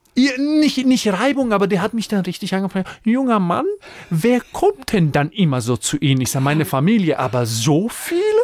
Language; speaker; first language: German; non-native, fluent; Croatian